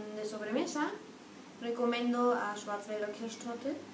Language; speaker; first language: Galician; non-native, learner; German